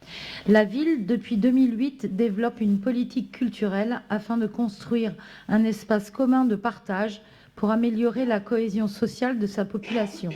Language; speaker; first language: French; native; French